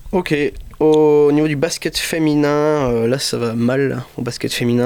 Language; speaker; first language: French; native; French